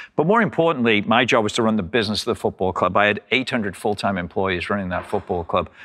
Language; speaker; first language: English; native; English